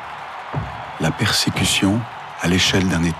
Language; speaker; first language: French; native; French